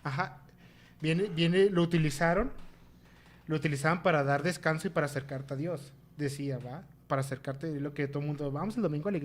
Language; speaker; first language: Spanish; native; Spanish